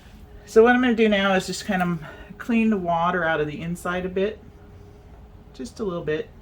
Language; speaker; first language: English; native; English